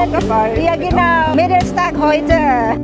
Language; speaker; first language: German; non-native, learner; Filipino